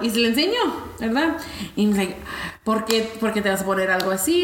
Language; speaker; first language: Spanish; early bilingual, heritage; Spanish